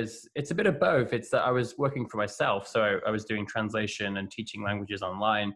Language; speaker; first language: English; native; English